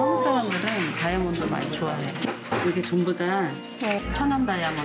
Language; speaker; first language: Korean; native; Korean